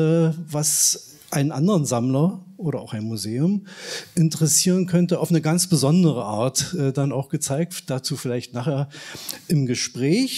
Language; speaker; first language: German; native; German